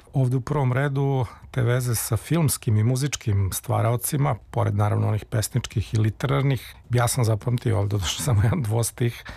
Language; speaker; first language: Serbian; native; Serbian